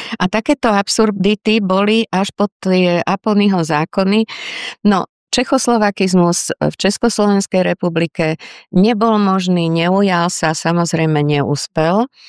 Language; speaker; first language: Slovak; native; Slovak